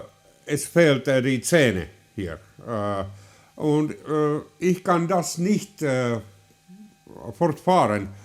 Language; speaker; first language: German; non-native, learner; Finnish